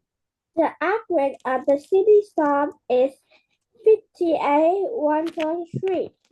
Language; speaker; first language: English; non-native, learner; Vietnamese